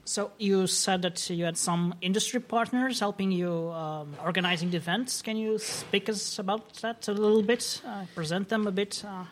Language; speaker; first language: English; non-native, fluent; Portuguese